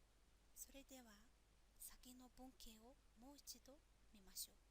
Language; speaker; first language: Japanese; non-native, fluent; Mongolian